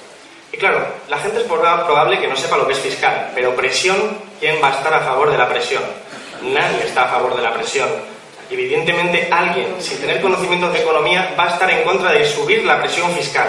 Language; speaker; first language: Spanish; native; Spanish